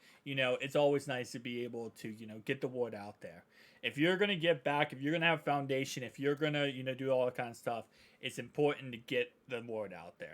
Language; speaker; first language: English; native; English